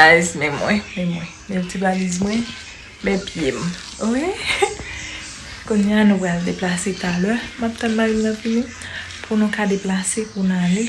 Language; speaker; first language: French; non-native, learner; Haitian Creole